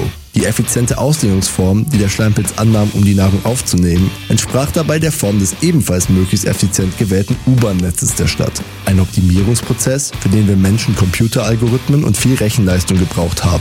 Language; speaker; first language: German; native; German